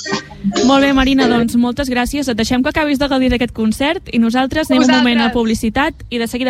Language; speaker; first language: Catalan; native; Catalan